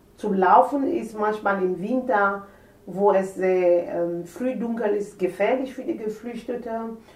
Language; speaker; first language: German; non-native, fluent; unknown